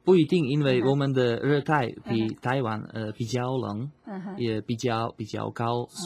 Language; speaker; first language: Chinese; non-native, fluent; Slovak